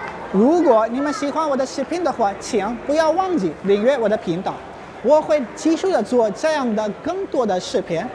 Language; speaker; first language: Chinese; non-native, fluent; Urdu